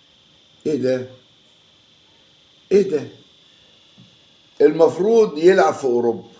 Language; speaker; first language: Arabic; native; Arabic